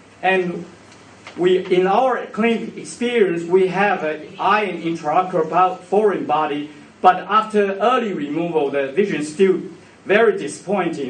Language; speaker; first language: English; non-native, fluent; Chinese